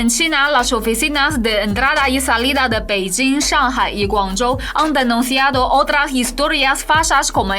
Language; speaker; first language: Spanish; non-native, fluent; Chinese